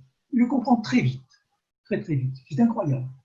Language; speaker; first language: French; native; French